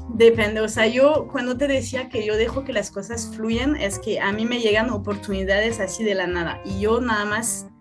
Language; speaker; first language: Spanish; non-native, fluent; French